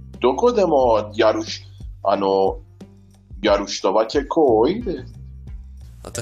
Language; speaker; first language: Japanese; non-native, learner; Persian